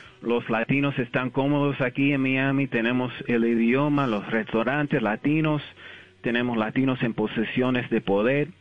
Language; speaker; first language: Spanish; early bilingual, heritage; English